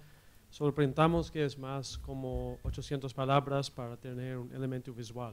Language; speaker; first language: Spanish; non-native, fluent; English